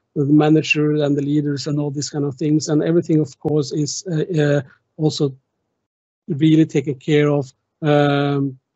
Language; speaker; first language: English; non-native, fluent; German